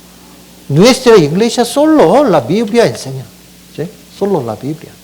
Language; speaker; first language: Spanish; non-native, learner; Korean